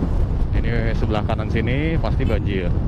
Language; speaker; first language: Indonesian; native; Indonesian